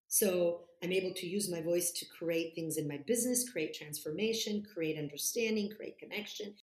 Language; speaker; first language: English; non-native, fluent; Italian